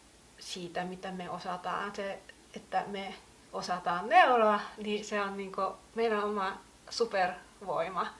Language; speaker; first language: Finnish; native; Finnish